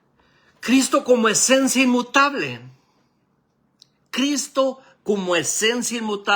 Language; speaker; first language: Spanish; native; Spanish